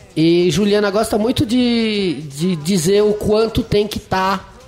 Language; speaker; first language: Portuguese; non-native, fluent; French